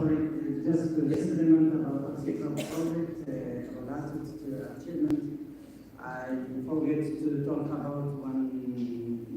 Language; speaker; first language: English; non-native, fluent; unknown